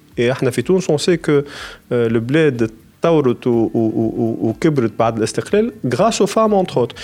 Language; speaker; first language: French; non-native, local second language; Arabic